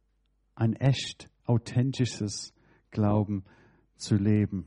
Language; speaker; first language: German; non-native, fluent; English